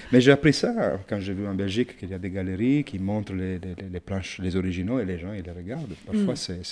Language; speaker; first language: French; non-native, fluent; Italian